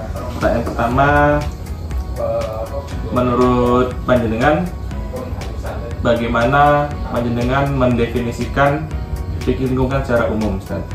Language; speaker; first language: Indonesian; native; Indonesian